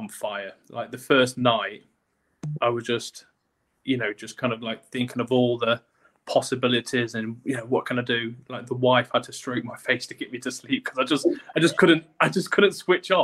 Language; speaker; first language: English; native; English